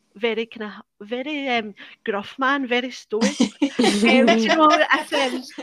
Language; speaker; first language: English; native; English